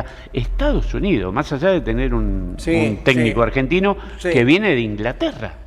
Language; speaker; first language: Spanish; native; Spanish